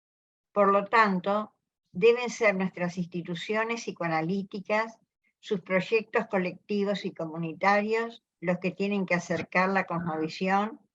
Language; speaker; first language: Spanish; native; Spanish